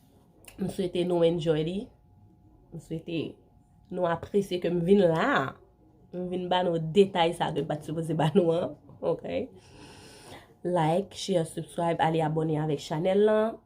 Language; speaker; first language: French; non-native, learner; Haitian Creole